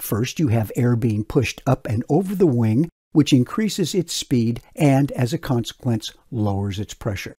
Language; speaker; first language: English; native; English